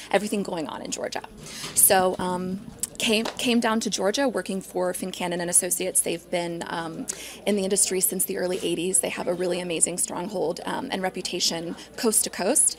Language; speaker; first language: English; native; English